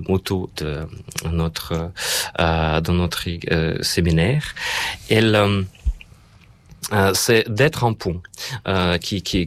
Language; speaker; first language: French; non-native, fluent; Russian